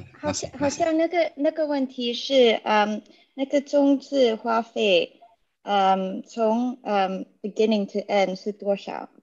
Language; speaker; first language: Chinese; non-native, learner; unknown